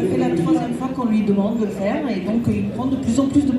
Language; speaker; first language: French; native; French